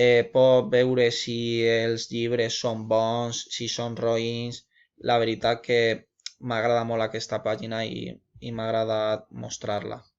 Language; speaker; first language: Catalan; non-native, local second language; Spanish